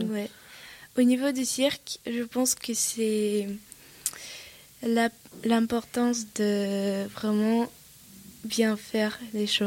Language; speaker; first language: French; non-native, learner; Russian